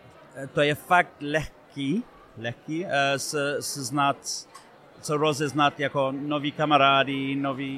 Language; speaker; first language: Czech; non-native, fluent; English